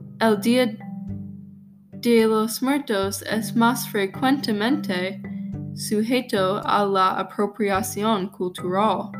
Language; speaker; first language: Spanish; non-native, learner; English